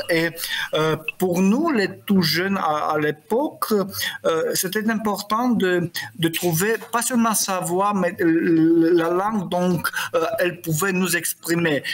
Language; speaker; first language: French; non-native, fluent; Romanian